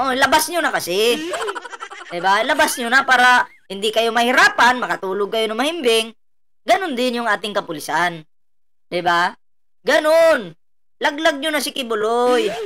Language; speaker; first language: Filipino; non-native, local second language; Cebuano